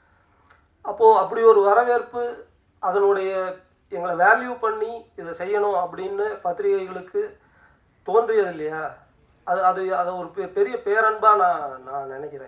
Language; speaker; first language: Tamil; native; Tamil